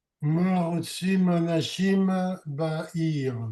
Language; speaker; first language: Hebrew; non-native, learner; French